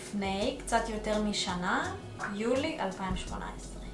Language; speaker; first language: Hebrew; early bilingual, other home language; Russian